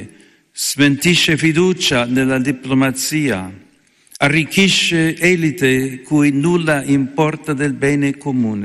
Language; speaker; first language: Italian; non-native, fluent; English